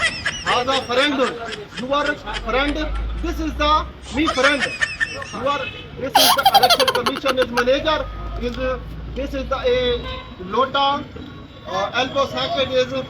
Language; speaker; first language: English; non-native, learner; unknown